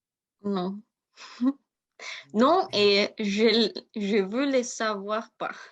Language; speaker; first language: French; non-native, learner; Spanish